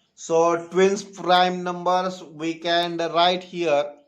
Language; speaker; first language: English; non-native, local second language; Marathi